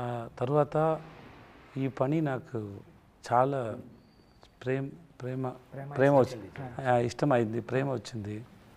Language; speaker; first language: Telugu; non-native, learner; Tamil